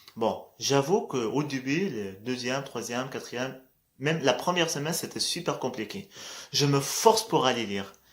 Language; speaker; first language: French; non-native, local second language; Arabic